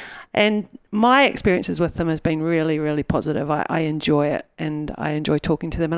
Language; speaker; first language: English; native; English